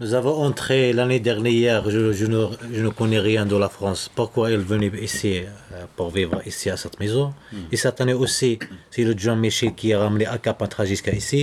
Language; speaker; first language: French; non-native, learner; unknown